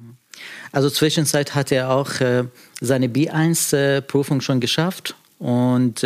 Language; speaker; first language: German; non-native, fluent; Persian